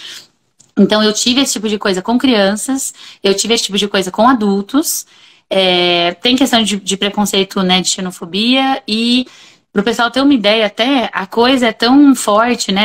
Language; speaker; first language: Portuguese; native; Portuguese